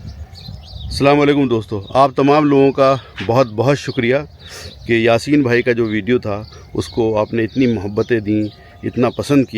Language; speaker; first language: Hindi; native; Hindi